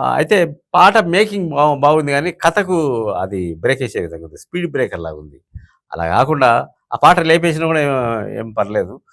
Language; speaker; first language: Telugu; native; Telugu